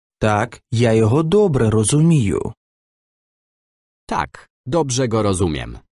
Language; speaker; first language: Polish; non-native, learner; Ukrainian